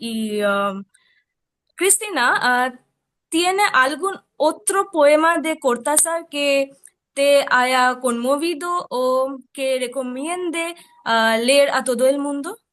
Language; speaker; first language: Spanish; non-native, fluent; Bangla